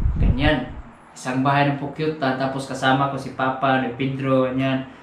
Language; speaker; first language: Filipino; non-native, local second language; Cebuano